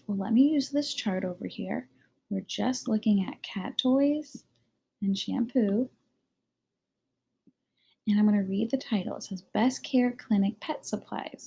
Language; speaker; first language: English; native; English